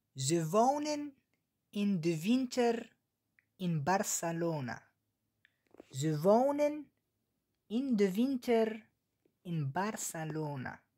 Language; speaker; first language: Dutch; non-native, fluent; Arabic